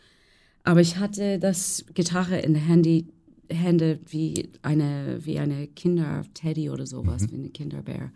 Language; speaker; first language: German; non-native, fluent; English